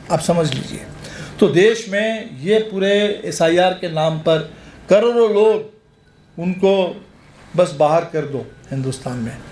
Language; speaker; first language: Hindi; non-native, local second language; Bangla